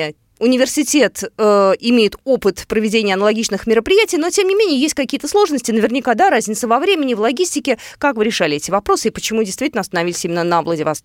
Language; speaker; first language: Russian; native; Russian